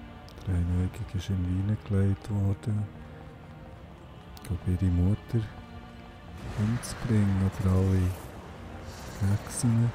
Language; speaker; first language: German; native; German